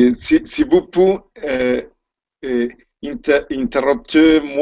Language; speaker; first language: French; non-native, learner; Spanish